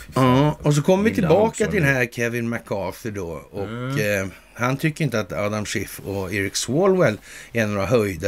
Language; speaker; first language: Swedish; native; Swedish